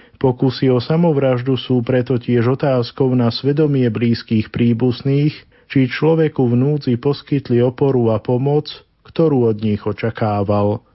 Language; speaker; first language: Slovak; native; Slovak